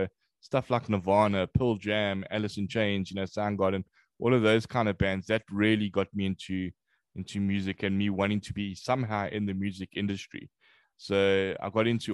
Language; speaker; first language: English; native; English